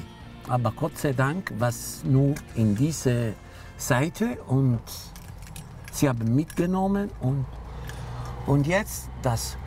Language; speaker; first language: German; non-native, learner; Italian